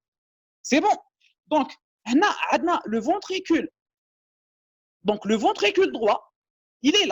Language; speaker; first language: French; non-native, local second language; Arabic